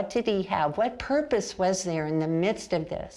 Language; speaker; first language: English; native; English